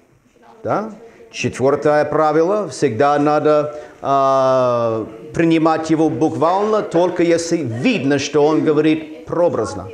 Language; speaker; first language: Russian; non-native, fluent; English